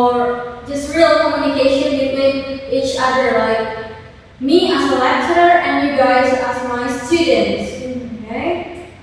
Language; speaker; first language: English; non-native, fluent; Indonesian